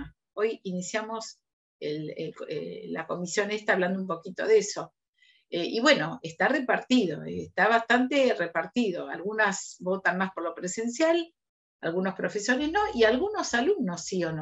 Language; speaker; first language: Spanish; native; Spanish